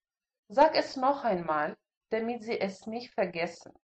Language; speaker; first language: German; non-native, fluent; Russian